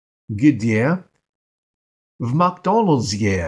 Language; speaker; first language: Russian; non-native, fluent; English